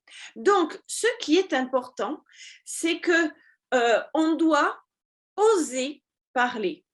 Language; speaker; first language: French; native; French